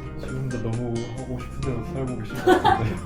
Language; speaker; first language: Korean; native; Korean